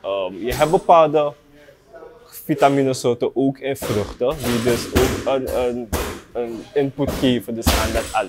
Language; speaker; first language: Dutch; native; Dutch